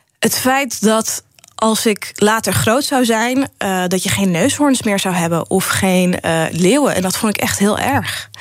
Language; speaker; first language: Dutch; early bilingual, other home language; Arabic